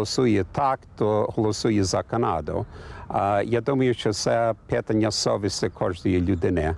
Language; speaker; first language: Ukrainian; early bilingual, heritage; English